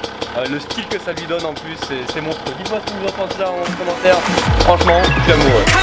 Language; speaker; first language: French; native; French